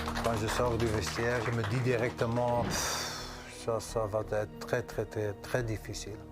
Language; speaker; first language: French; non-native, local second language; Dutch